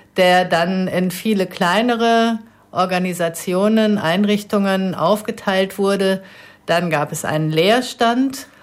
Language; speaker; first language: German; native; German